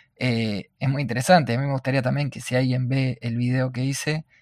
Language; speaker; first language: Spanish; native; Spanish